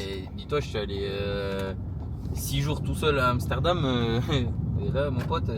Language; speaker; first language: French; native; French